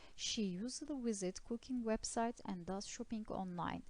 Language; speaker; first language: English; non-native, fluent; Turkish